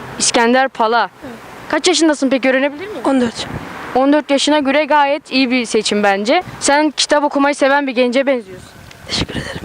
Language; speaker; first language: Turkish; native; Turkish